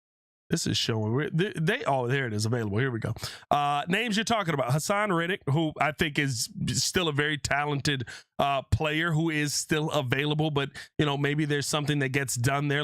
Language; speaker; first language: English; native; English